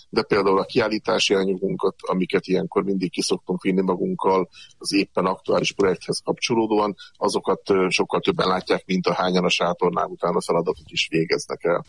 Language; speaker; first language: Hungarian; native; Hungarian